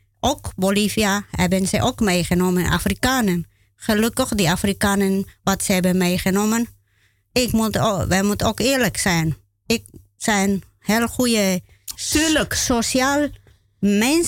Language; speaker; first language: Dutch; non-native, learner; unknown